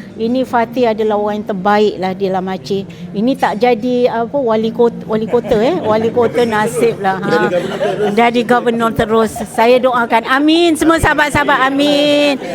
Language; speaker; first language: Malay; native; Malay